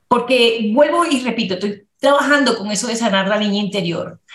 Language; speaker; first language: Spanish; native; Spanish